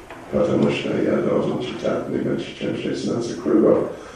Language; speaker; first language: Russian; non-native, learner; English